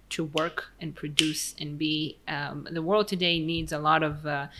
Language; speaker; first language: English; non-native, fluent; Hebrew